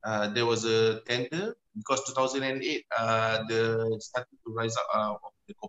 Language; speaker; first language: English; non-native, local second language; Malay